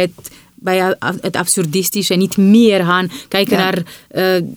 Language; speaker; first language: Dutch; non-native, fluent; Romanian